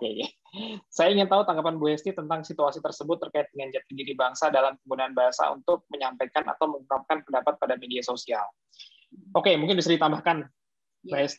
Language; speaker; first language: Indonesian; native; Indonesian